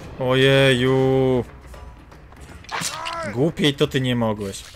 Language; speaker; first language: Polish; native; Polish